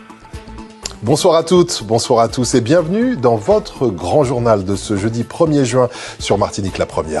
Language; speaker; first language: French; native; French